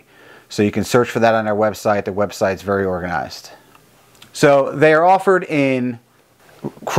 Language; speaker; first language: English; native; English